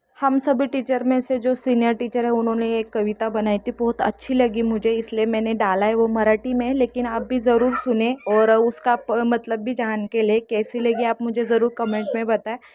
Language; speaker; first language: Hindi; non-native, local second language; Marathi